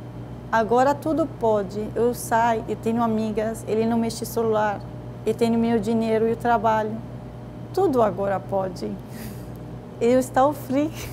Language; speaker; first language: Portuguese; non-native, learner; Spanish